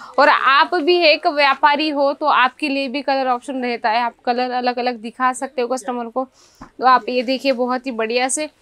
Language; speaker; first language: Hindi; native; Hindi